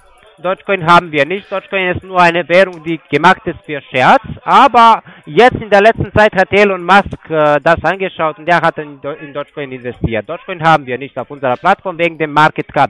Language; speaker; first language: German; non-native, fluent; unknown